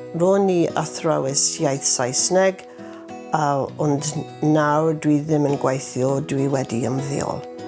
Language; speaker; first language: Welsh; non-native, learner; English